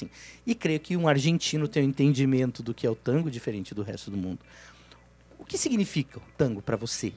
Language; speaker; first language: Portuguese; native; Portuguese